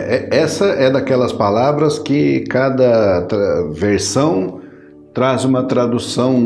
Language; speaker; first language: Portuguese; native; Portuguese